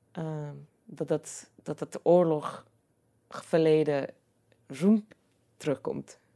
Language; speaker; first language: Dutch; non-native, fluent; Croatian